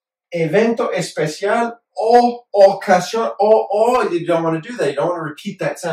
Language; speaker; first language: English; native; English